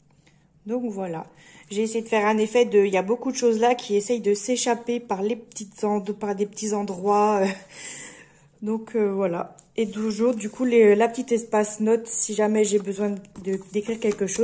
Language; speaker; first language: French; native; French